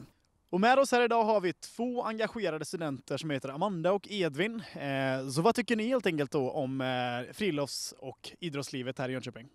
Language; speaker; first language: Swedish; native; Swedish